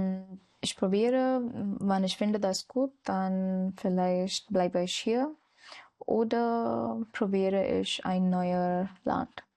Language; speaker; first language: German; non-native, learner; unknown